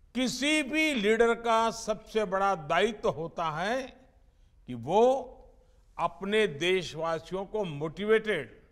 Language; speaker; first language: Hindi; non-native, local second language; Gujarati